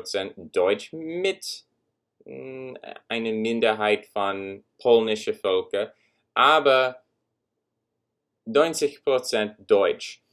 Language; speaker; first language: German; non-native, learner; English